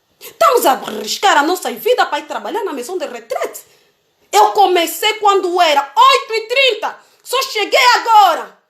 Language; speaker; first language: Portuguese; native; Portuguese